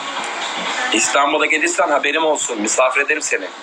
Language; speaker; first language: Turkish; native; Turkish